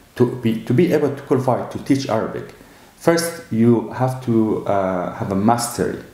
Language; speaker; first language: English; non-native, fluent; Arabic